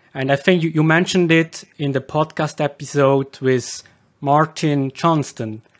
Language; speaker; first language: English; non-native, fluent; German